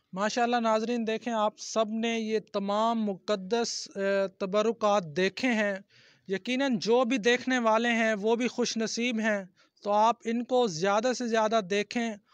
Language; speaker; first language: Urdu; native; Urdu